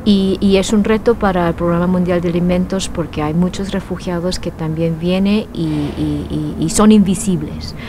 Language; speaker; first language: Spanish; non-native, fluent; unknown